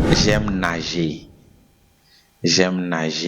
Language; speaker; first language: French; non-native, fluent; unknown